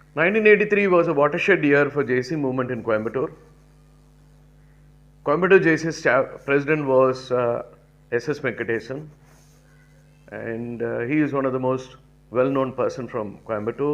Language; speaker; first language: English; non-native, local second language; Tamil